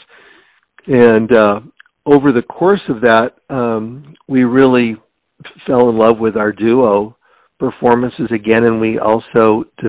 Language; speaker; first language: English; native; English